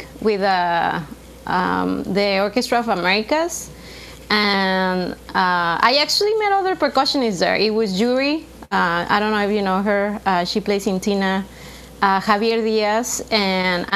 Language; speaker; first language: English; non-native, fluent; Spanish